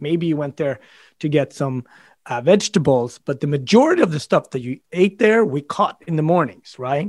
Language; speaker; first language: English; non-native, fluent; Swedish